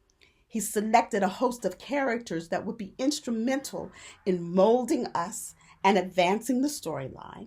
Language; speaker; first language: English; native; English